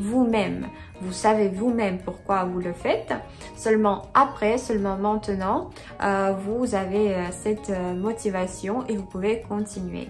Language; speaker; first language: French; non-native, fluent; Russian